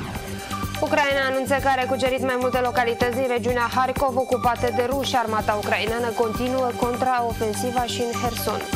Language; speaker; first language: Romanian; native; Romanian